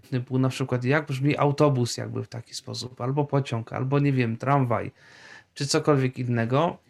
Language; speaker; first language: Polish; native; Polish